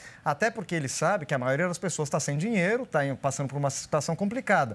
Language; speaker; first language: Portuguese; native; Portuguese